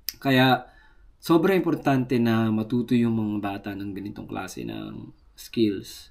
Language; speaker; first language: Filipino; native; Filipino